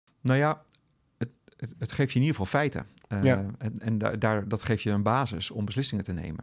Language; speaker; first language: Dutch; native; Dutch